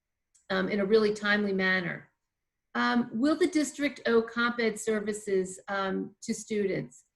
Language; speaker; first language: English; native; English